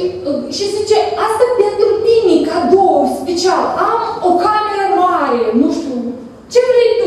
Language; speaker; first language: Romanian; non-native, learner; Russian